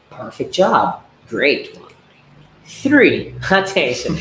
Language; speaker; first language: English; non-native, fluent; Portuguese